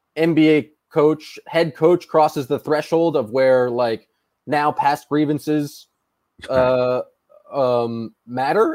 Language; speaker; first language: English; native; English